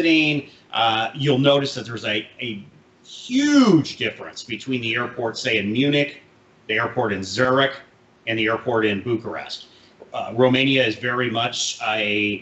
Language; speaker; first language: English; native; English